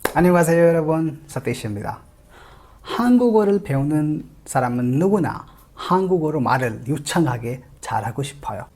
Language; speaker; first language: Korean; non-native, fluent; Hindi